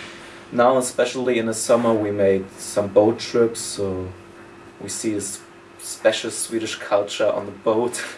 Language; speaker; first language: English; non-native, fluent; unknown